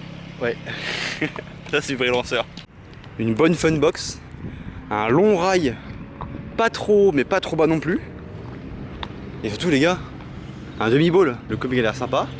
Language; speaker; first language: French; native; French